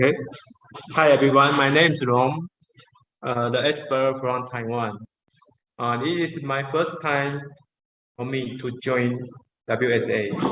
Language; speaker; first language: English; non-native, learner; Chinese